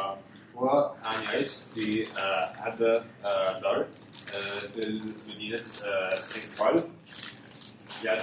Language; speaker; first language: Arabic; non-native, learner; English